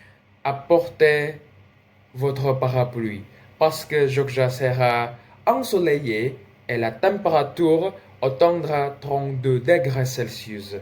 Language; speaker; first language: French; non-native, learner; Indonesian